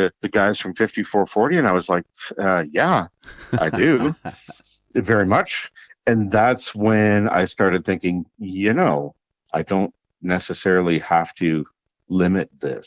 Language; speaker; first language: English; native; English